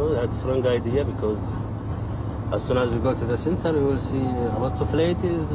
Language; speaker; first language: English; non-native, fluent; Arabic